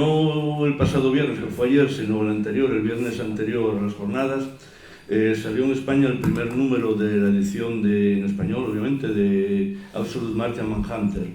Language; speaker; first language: Spanish; native; Spanish